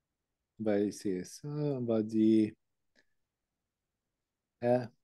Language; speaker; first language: French; non-native, learner; English